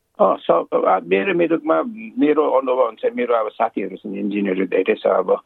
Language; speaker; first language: Nepali; native; Nepali